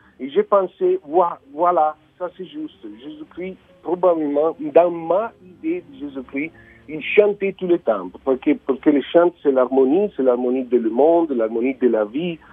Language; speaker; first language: French; non-native, learner; Italian